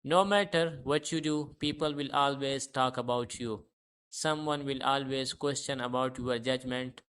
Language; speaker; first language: English; non-native, local second language; Urdu